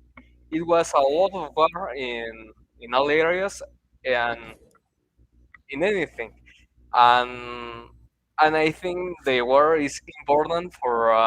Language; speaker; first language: English; non-native, learner; Spanish